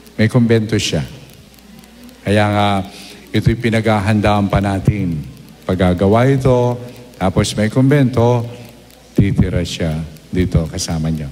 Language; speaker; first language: Filipino; non-native, local second language; Pampanga